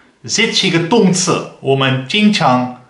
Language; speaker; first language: Chinese; non-native, fluent; Dutch